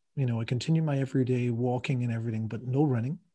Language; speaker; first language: English; native; English